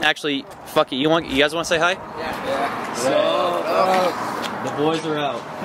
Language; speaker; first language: English; native; English